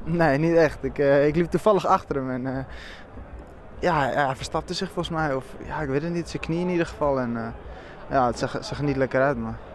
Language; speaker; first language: Dutch; native; Dutch